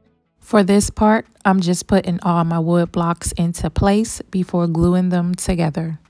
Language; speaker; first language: English; native; English